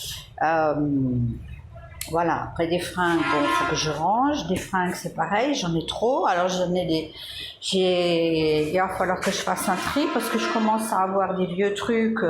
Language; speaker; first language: French; native; French